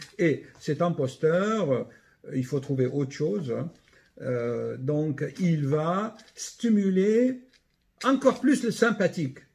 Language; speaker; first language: French; native; French